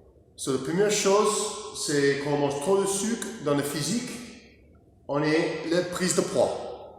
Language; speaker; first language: French; non-native, learner; English